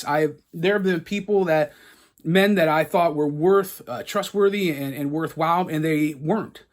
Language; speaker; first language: English; native; English